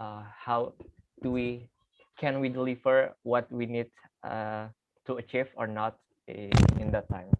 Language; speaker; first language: English; non-native, learner; Indonesian